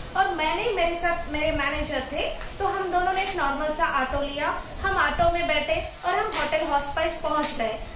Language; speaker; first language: Hindi; non-native, local second language; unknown